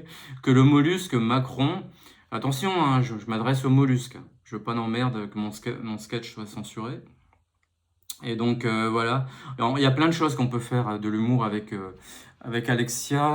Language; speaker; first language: French; native; French